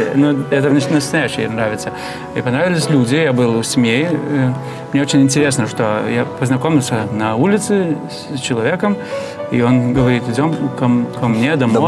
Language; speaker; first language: Russian; non-native, fluent; Lithuanian